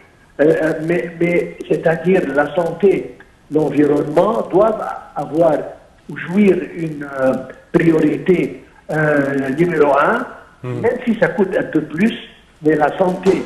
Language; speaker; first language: French; non-native, fluent; Arabic